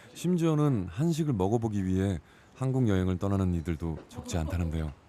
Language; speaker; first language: Korean; native; Korean